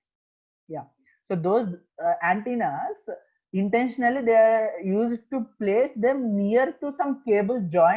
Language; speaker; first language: English; non-native, local second language; Telugu